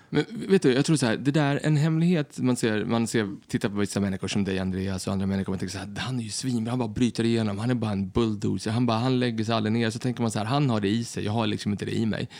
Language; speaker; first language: Swedish; native; Swedish